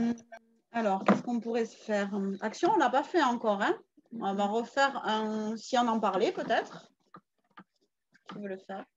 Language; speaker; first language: French; native; French